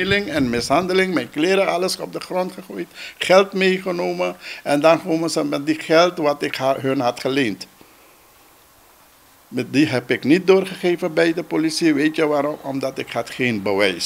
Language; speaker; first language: Dutch; non-native, local second language; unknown